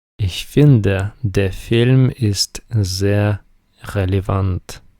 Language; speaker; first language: German; non-native, fluent; Ukrainian